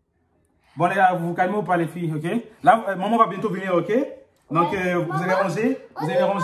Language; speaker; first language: French; native; French